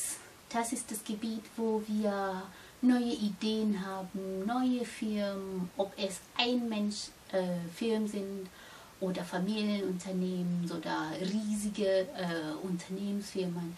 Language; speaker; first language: German; non-native, fluent; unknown